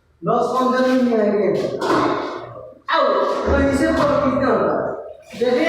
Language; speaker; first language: Hindi; non-native, learner; Bangla